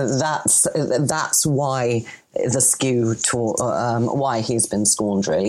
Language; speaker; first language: English; non-native, fluent; Greek